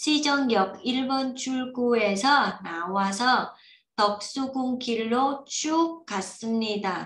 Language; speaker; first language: Korean; non-native, learner; Vietnamese